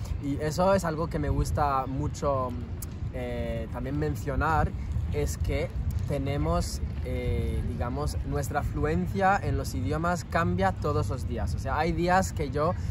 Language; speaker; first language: Spanish; non-native, fluent; French